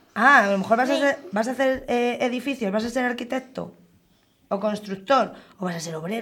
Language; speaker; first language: Spanish; native; Spanish